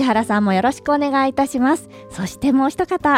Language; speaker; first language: Japanese; native; Japanese